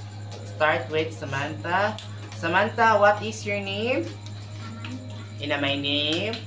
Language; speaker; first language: English; non-native, local second language; Cebuano